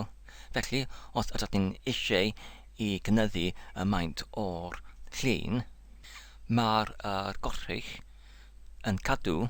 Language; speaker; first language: Welsh; non-native, learner; English